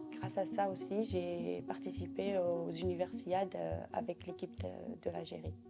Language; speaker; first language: French; non-native, local second language; Kabyle